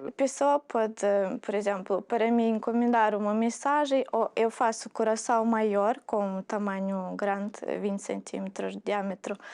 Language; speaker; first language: Portuguese; non-native, fluent; Russian